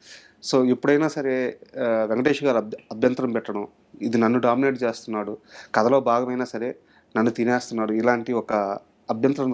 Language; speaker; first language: Telugu; native; Telugu